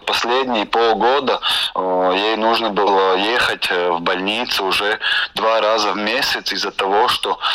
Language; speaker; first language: Russian; non-native, local second language; Latvian